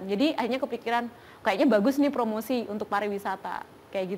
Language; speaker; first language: Indonesian; native; Indonesian